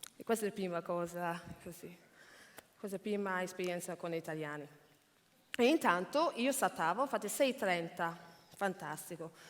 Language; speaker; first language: Italian; non-native, fluent; English